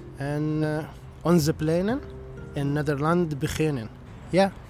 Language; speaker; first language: Dutch; non-native, fluent; Arabic